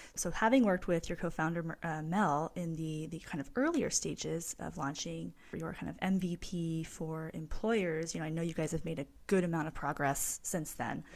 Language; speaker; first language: English; native; English